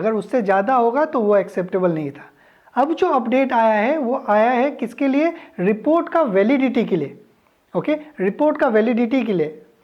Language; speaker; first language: Hindi; native; Hindi